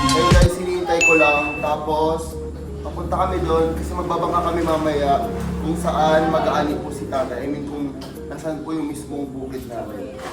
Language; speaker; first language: Filipino; non-native, local second language; Bikol